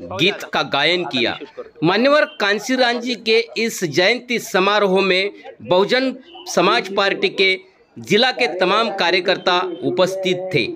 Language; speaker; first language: Hindi; non-native, local second language; Marathi